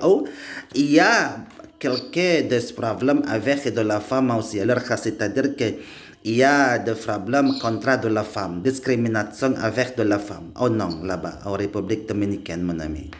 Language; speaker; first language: French; non-native, learner; Indonesian